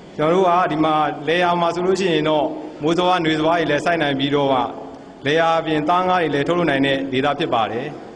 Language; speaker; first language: Burmese; native; Burmese